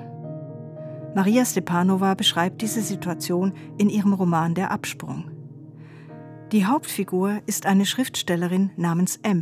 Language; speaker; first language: German; native; German